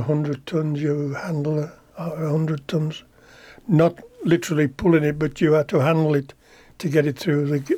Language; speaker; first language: English; native; English